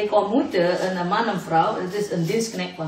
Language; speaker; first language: Dutch; non-native, fluent; Indonesian